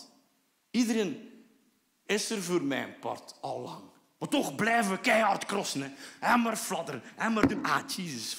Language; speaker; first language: Dutch; native; Dutch